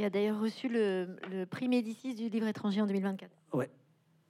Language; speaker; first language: French; native; French